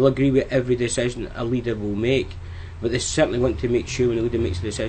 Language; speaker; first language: English; native; English